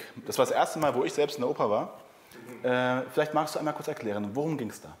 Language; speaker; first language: German; native; German